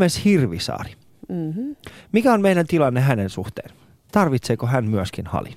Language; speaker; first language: Finnish; early bilingual, other home language; Persian